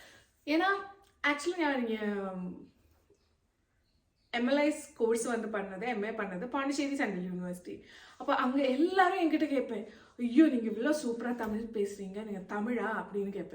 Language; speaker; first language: Tamil; non-native, local second language; Malayalam